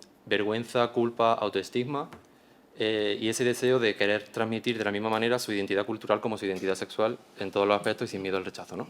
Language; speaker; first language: Spanish; native; Spanish